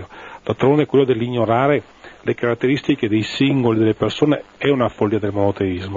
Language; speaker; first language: Italian; native; Italian